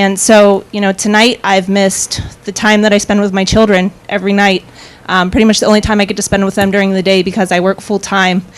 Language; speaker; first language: English; native; English